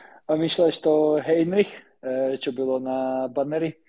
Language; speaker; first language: Polish; non-native, learner; Slovak